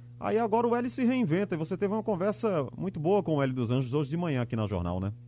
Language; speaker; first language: Portuguese; native; Portuguese